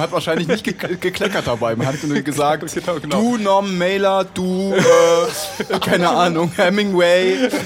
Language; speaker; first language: German; native; German